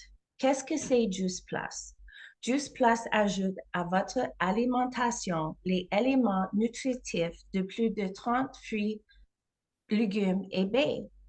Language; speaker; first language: French; non-native, learner; English